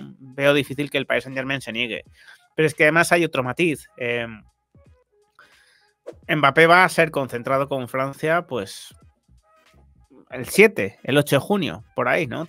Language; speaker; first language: Spanish; native; Spanish